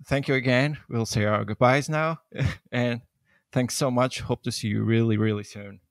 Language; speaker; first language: English; non-native, fluent; Portuguese